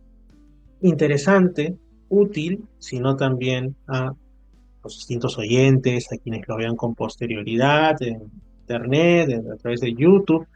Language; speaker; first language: Spanish; native; Spanish